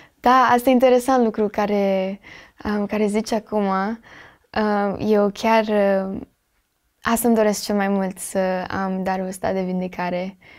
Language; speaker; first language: Romanian; early bilingual, heritage; Romanian